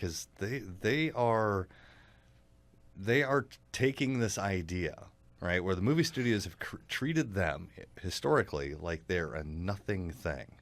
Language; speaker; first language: English; native; English